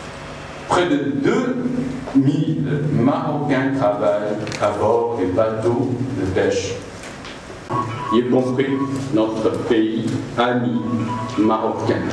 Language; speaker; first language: French; non-native, fluent; Chinese